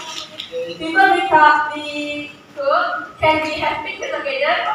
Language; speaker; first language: English; non-native, learner; Indonesian